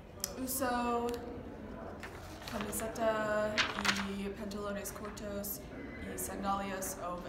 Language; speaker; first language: Spanish; non-native, learner; English